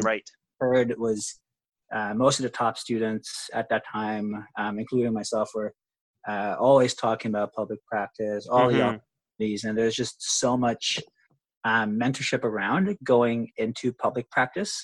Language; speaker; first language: English; non-native, local second language; Filipino